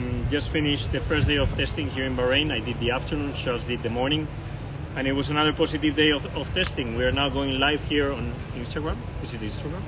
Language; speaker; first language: English; non-native, fluent; Spanish